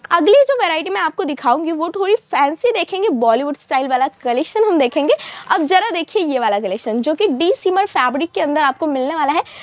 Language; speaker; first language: Hindi; native; Hindi